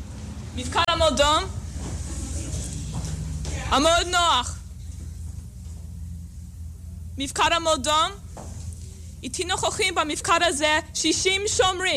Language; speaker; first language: Hebrew; non-native, learner; English